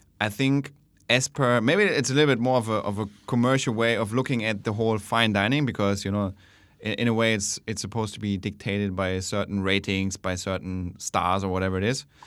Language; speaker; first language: English; non-native, fluent; German